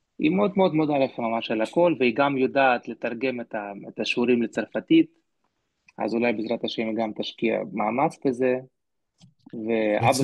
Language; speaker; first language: Hebrew; non-native, fluent; Russian